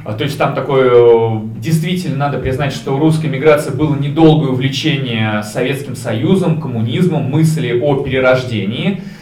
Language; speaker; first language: Russian; native; Russian